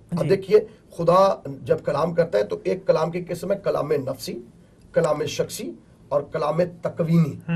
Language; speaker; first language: Urdu; non-native, local second language; Punjabi